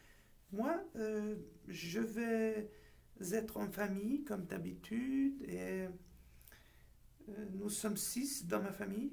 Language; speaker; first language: French; non-native, fluent; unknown